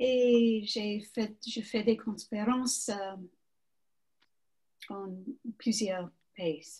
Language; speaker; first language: French; non-native, learner; English